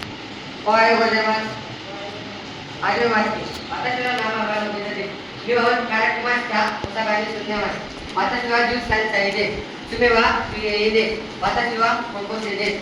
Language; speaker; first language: Japanese; non-native, learner; Marathi